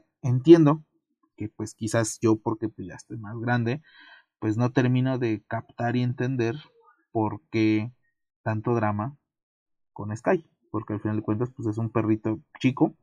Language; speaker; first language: Spanish; native; Spanish